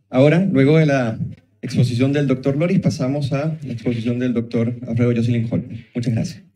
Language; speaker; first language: Spanish; native; Spanish